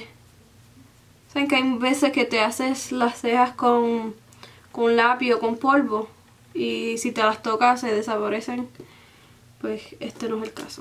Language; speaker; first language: Spanish; early bilingual, heritage; Spanish